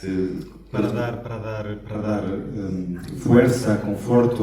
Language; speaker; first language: Spanish; non-native, fluent; Portuguese